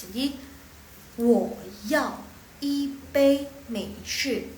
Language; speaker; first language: Chinese; non-native, fluent; Indonesian